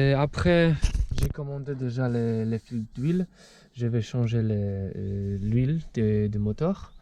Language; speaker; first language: French; non-native, fluent; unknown